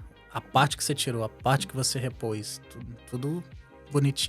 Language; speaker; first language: Portuguese; native; Portuguese